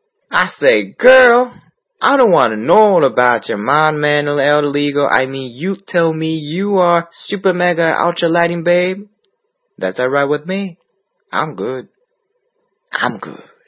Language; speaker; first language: English; non-native, fluent; Chinese